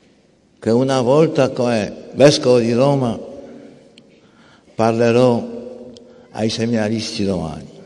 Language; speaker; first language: Italian; non-native, fluent; Polish